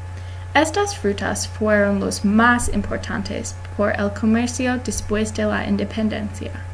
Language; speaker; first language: Spanish; non-native, learner; English